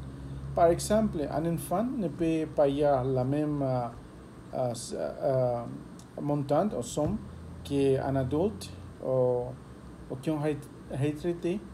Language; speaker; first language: French; non-native, learner; Spanish